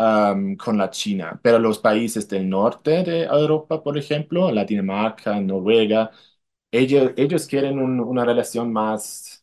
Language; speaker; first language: Spanish; non-native, fluent; German